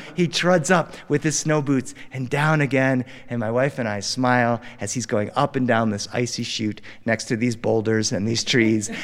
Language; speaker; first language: English; early bilingual, other home language; Spanish